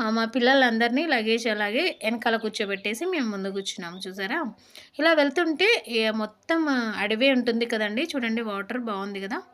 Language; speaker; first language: Telugu; non-native, local second language; Lambadi